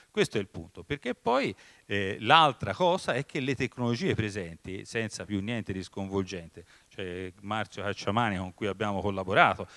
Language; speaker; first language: Italian; native; Italian